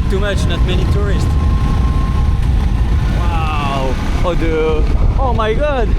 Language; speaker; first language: English; non-native, learner; French